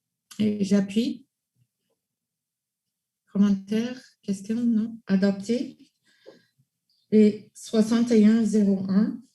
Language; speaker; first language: French; non-native, local second language; English